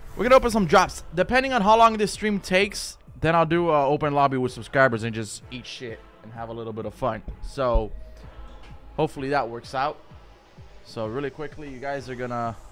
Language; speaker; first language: English; native; English